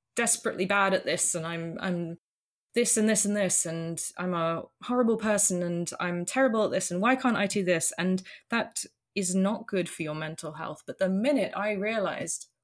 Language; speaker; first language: English; native; English